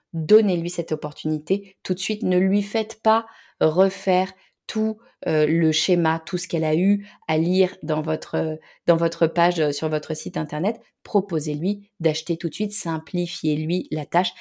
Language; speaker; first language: French; native; French